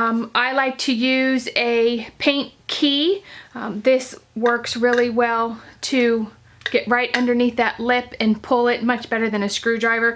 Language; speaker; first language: English; native; English